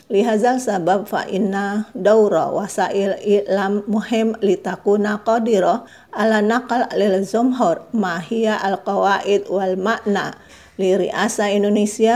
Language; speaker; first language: Arabic; non-native, fluent; Indonesian